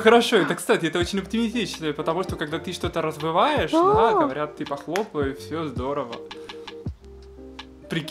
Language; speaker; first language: Russian; non-native, fluent; Spanish